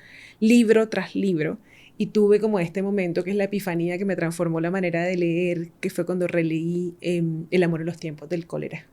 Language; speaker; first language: Spanish; native; Spanish